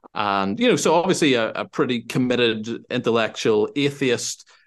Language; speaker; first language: English; native; English